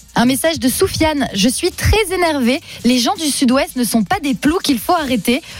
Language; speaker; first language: French; native; French